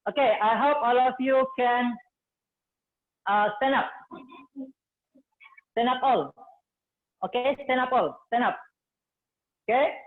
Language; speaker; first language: English; non-native, fluent; Indonesian